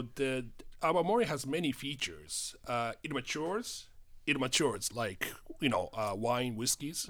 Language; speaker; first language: English; non-native, fluent; Japanese